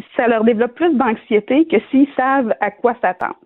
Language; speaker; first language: French; native; French